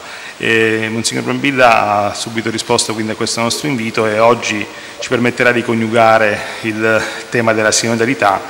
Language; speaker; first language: Italian; native; Italian